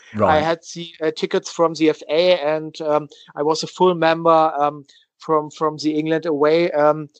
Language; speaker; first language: English; non-native, learner; German